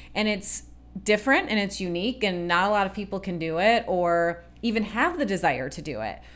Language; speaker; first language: English; native; English